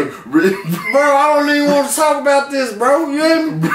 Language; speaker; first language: English; native; English